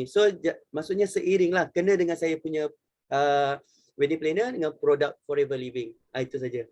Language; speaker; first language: Malay; native; Malay